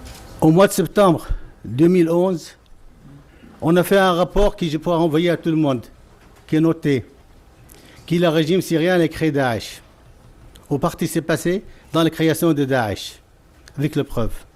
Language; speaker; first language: French; non-native, fluent; Arabic